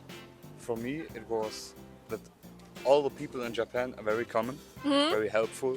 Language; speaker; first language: English; non-native, learner; German